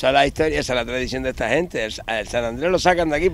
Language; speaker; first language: Spanish; native; Spanish